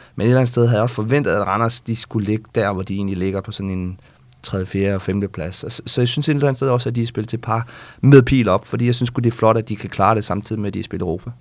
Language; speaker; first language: Danish; native; Danish